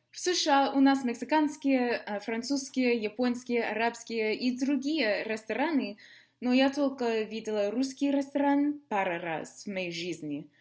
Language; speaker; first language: Russian; non-native, learner; English